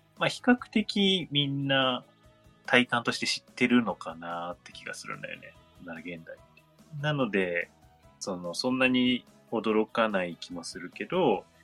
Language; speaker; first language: Japanese; native; Japanese